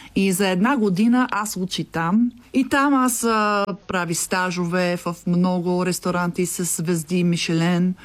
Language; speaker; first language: Bulgarian; non-native, learner; English